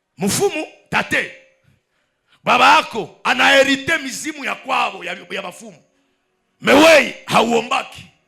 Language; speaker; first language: Swahili; native; Swahili